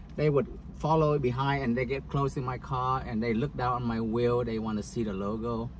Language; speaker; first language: English; non-native, fluent; Vietnamese